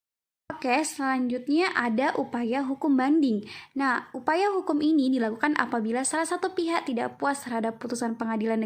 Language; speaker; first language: Indonesian; native; Indonesian